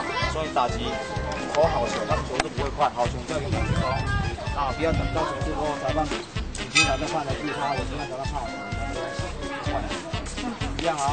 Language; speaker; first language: Chinese; native; Chinese